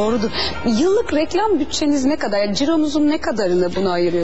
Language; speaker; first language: Turkish; native; Turkish